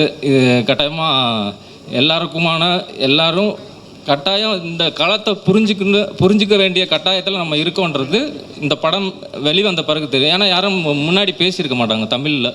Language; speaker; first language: Tamil; native; Tamil